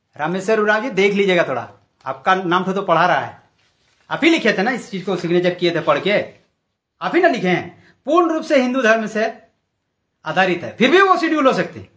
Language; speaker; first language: Hindi; non-native, local second language; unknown